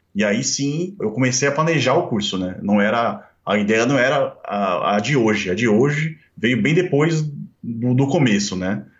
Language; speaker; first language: Portuguese; native; Portuguese